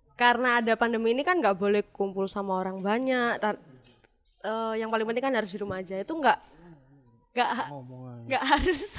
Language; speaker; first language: Indonesian; non-native, local second language; Javanese